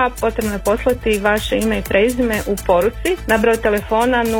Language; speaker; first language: Croatian; native; Croatian